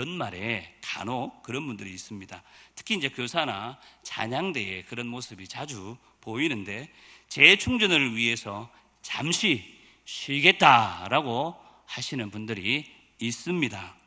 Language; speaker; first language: Korean; native; Korean